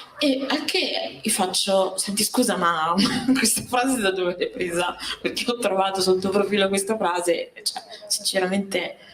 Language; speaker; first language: Italian; native; Italian